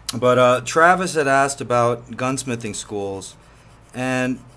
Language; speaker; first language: English; native; English